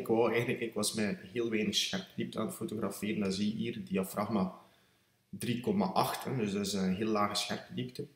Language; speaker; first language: Dutch; native; Dutch